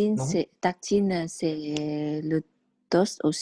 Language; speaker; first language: French; non-native, learner; Vietnamese